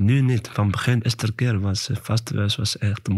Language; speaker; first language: Dutch; non-native, learner; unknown